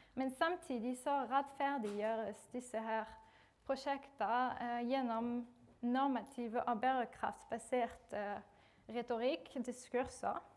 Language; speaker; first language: Norwegian; non-native, fluent; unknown